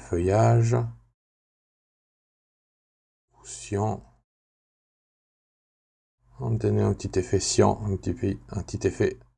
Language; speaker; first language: French; native; French